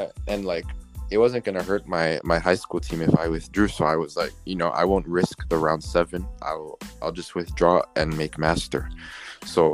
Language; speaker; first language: English; native; English